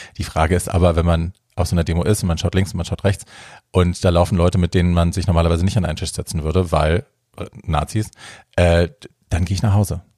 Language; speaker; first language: German; native; German